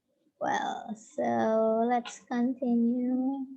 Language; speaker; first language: English; non-native, fluent; Indonesian